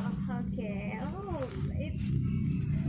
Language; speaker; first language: English; non-native, learner; Indonesian